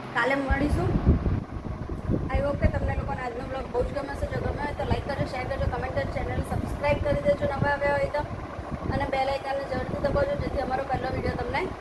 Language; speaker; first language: Gujarati; native; Gujarati